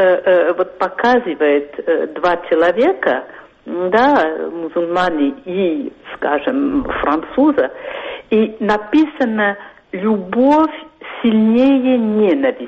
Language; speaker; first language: Russian; non-native, fluent; French